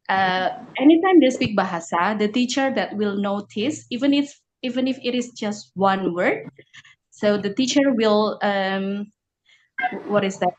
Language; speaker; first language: English; non-native, fluent; Indonesian